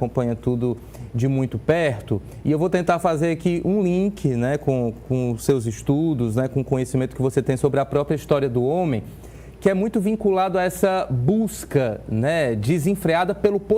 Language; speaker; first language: Portuguese; native; Portuguese